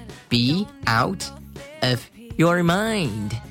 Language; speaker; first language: English; non-native, fluent; Chinese